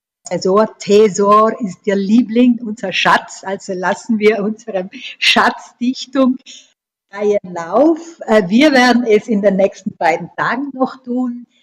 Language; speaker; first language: German; native; German